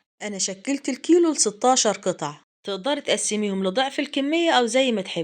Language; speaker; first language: Arabic; native; Arabic